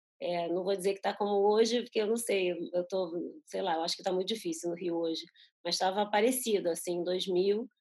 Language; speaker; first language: Portuguese; early bilingual, other home language; Spanish